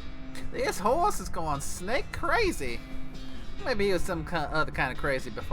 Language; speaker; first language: English; native; English